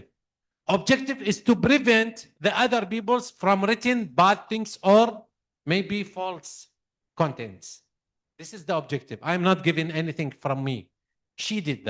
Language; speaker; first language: English; non-native, fluent; Arabic